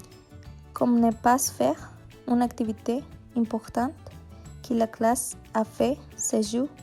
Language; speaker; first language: French; non-native, learner; Spanish